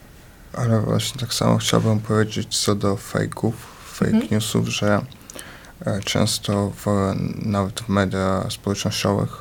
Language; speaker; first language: Polish; early bilingual, other home language; Ukrainian